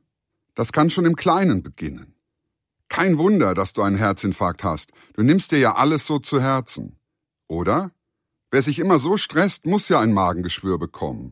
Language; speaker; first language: German; native; German